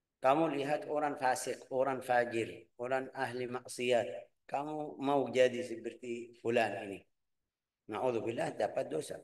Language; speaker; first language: Malay; non-native, fluent; Arabic